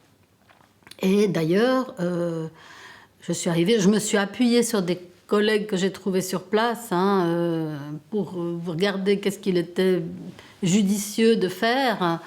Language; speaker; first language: French; early bilingual, other home language; Italian